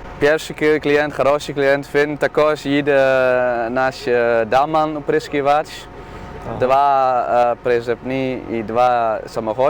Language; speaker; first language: Ukrainian; non-native, learner; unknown